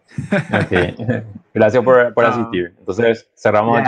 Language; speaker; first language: Spanish; native; Spanish